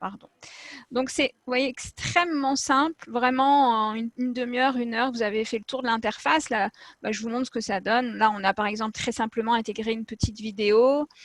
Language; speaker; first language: French; native; French